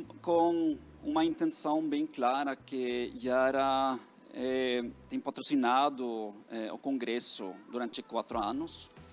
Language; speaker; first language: Portuguese; non-native, fluent; Norwegian